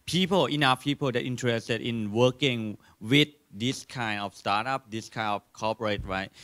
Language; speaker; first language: English; non-native, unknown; Thai